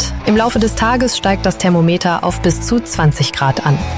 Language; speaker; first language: German; native; German